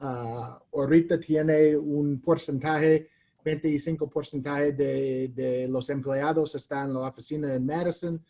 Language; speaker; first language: Spanish; non-native, learner; English